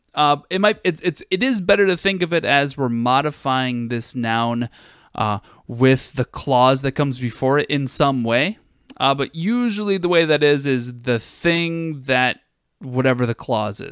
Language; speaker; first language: English; native; English